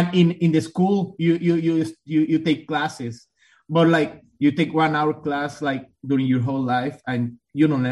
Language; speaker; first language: English; non-native, fluent; Spanish